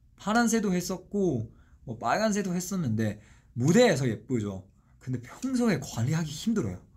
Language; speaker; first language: Korean; non-native, fluent; Chinese